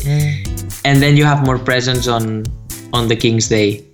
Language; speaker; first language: English; non-native, fluent; Spanish